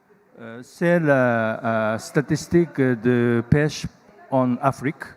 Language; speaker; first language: French; non-native, learner; Japanese